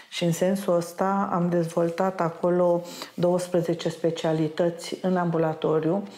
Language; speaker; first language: Romanian; native; Romanian